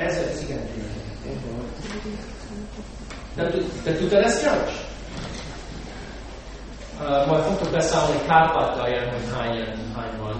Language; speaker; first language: Hungarian; non-native, fluent; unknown